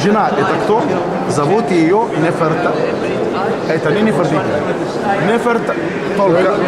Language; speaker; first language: Russian; non-native, fluent; Arabic